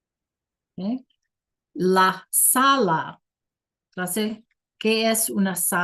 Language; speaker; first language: Spanish; non-native, fluent; English